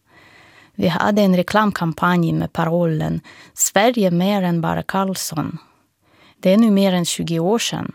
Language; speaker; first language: Swedish; non-native, fluent; Russian